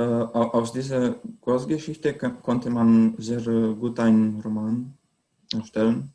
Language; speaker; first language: German; non-native, learner; Romanian